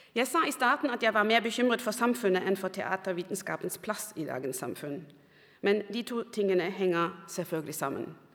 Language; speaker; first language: Norwegian; non-native, fluent; German